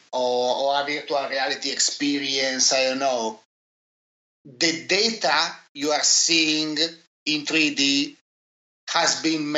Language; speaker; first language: English; non-native, fluent; Italian